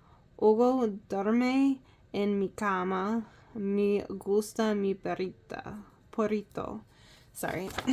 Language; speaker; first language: Spanish; non-native, learner; English